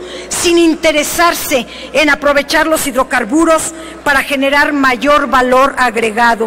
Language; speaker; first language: Spanish; native; Spanish